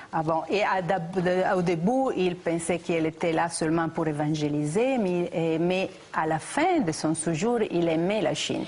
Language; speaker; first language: French; non-native, fluent; Italian